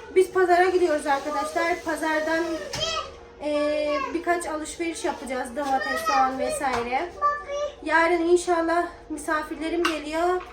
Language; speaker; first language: Turkish; native; Turkish